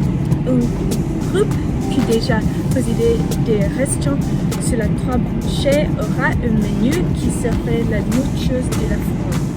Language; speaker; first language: French; non-native, learner; English